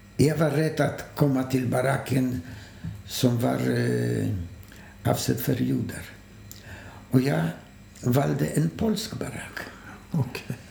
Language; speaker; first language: Swedish; non-native, fluent; Polish